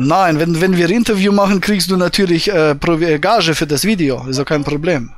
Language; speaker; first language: German; native; German